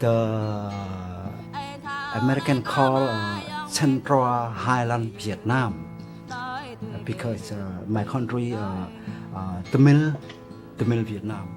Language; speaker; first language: English; non-native, learner; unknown